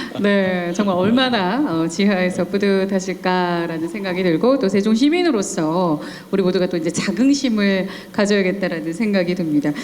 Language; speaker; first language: Korean; native; Korean